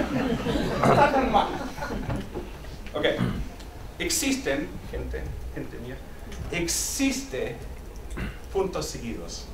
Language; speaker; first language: Spanish; non-native, fluent; English